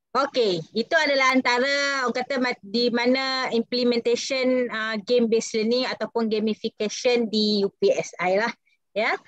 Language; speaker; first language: Malay; native; Malay